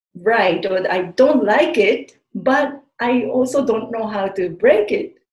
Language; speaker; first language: English; non-native, fluent; Japanese